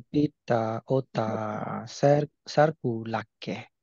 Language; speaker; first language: Finnish; non-native, learner; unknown